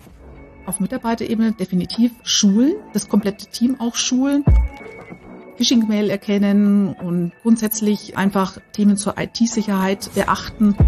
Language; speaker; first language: German; native; German